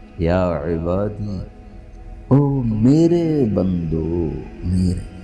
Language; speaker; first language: Urdu; non-native, local second language; Punjabi